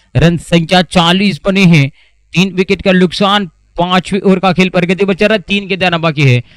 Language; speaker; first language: Hindi; non-native, local second language; Marathi